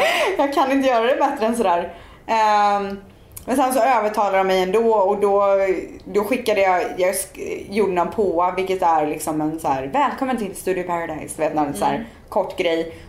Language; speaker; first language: Swedish; native; Swedish